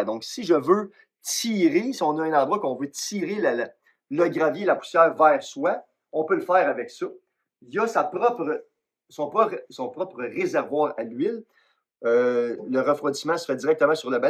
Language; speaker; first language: French; native; French